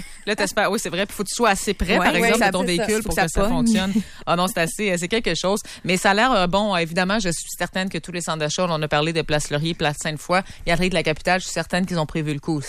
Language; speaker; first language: French; native; French